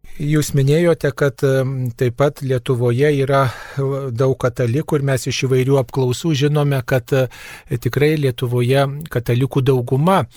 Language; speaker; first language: Lithuanian; native; Lithuanian